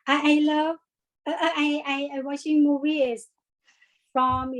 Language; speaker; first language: English; non-native, learner; Thai